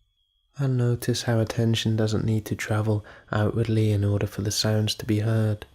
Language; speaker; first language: English; native; English